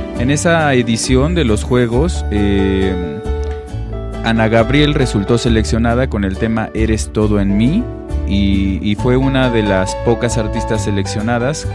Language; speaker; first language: Spanish; native; Spanish